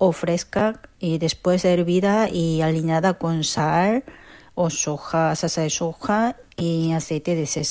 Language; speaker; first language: Spanish; non-native, fluent; Korean